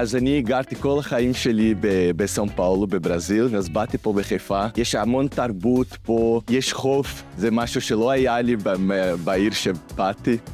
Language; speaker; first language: Hebrew; non-native, learner; Portuguese